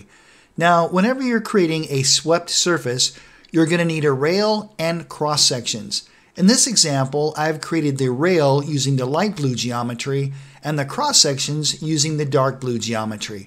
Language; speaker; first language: English; native; English